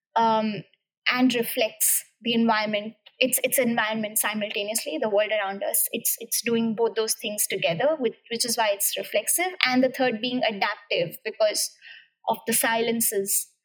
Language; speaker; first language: English; non-native, local second language; Hindi